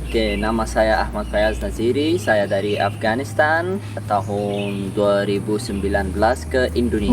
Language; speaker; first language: Indonesian; non-native, learner; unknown